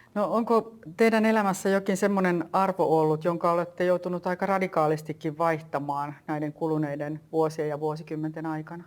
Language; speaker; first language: Finnish; native; Finnish